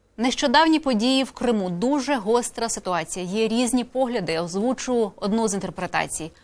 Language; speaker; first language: Ukrainian; native; Ukrainian